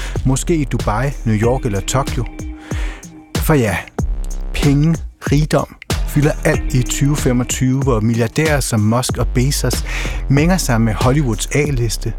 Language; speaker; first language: Danish; native; Danish